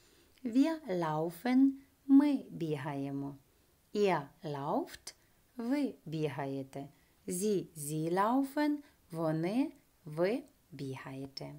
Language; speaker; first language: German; non-native, fluent; Ukrainian